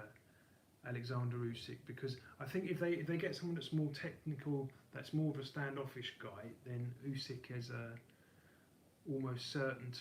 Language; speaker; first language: English; native; English